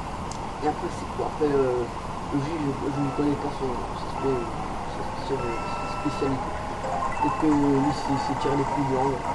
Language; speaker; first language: French; native; French